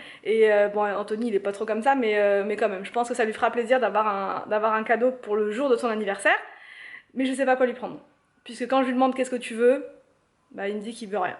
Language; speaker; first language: French; native; French